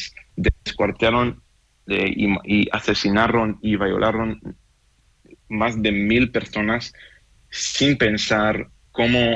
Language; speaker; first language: Spanish; non-native, fluent; Hebrew